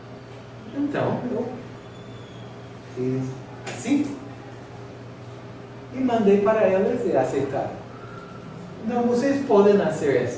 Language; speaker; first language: Portuguese; non-native, fluent; English